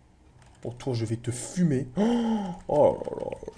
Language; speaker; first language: French; native; French